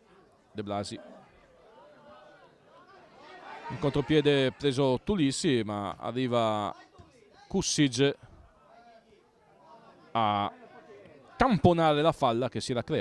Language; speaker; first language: Italian; native; Italian